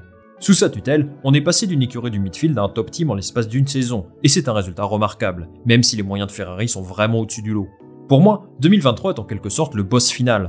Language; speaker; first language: French; native; French